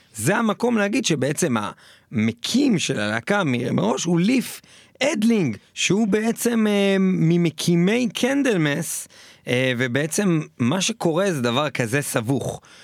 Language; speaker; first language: Hebrew; native; Hebrew